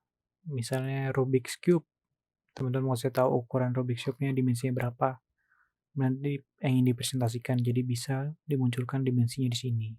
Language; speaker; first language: Indonesian; native; Indonesian